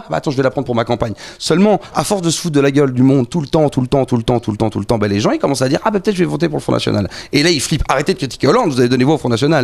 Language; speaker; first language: French; native; French